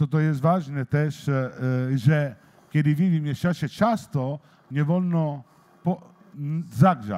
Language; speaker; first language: Polish; non-native, learner; Italian